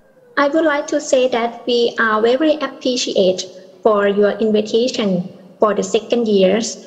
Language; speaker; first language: English; non-native, learner; Thai